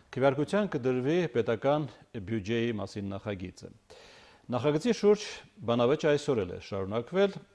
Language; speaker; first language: Armenian; native; Armenian